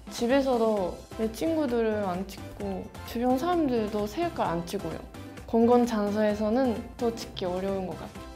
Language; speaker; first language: Korean; non-native, fluent; Japanese